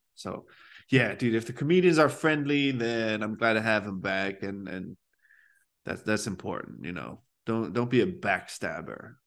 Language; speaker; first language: English; early bilingual, other home language; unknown